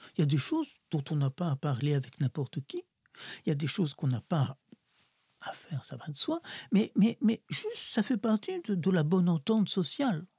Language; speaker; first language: French; early bilingual, other home language; Russian